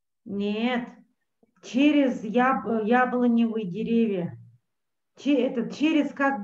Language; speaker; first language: Russian; native; Russian